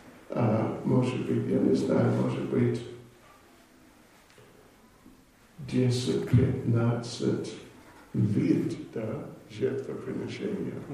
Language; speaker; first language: Russian; non-native, learner; English